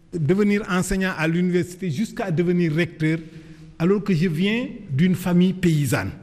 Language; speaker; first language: French; non-native, local second language; Wolof